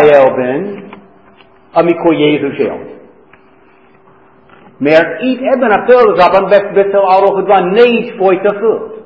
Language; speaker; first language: Hungarian; non-native, fluent; English